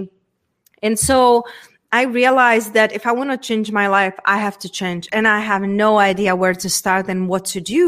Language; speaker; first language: English; non-native, fluent; Czech